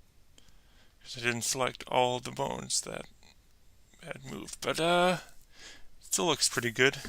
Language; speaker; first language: English; native; English